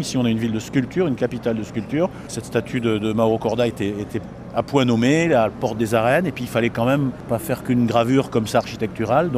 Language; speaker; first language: French; native; French